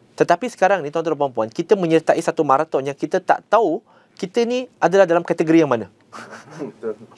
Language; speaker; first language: Malay; non-native, local second language; Chinese